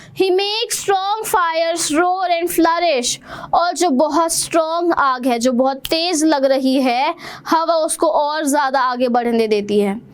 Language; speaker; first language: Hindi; native; Hindi